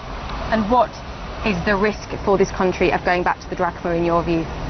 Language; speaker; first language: English; native; English